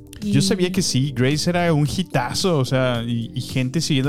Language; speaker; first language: Spanish; native; Spanish